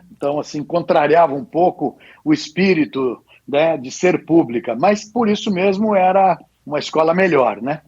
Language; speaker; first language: Portuguese; native; Portuguese